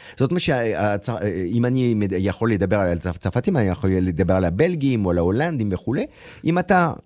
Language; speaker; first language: Hebrew; non-native, fluent; French